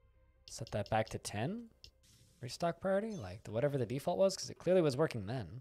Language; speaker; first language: English; native; English